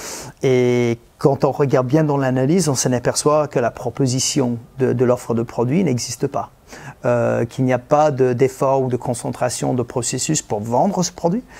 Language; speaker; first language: French; non-native, fluent; English